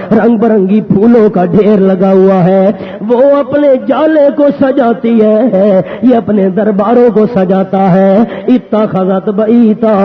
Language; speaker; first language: Urdu; non-native, local second language; Pashto